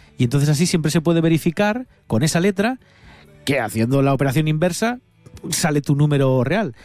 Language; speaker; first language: Spanish; native; Spanish